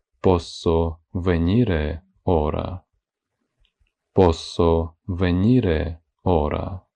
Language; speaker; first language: Italian; non-native, fluent; Ukrainian